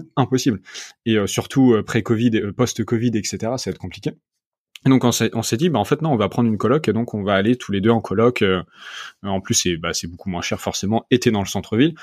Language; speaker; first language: French; native; French